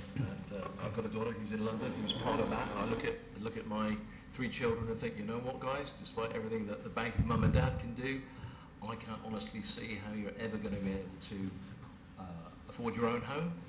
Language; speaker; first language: English; native; English